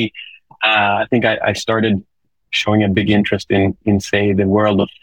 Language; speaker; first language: English; non-native, fluent; Swedish